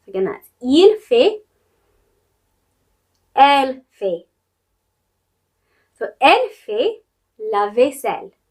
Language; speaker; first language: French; non-native, fluent; English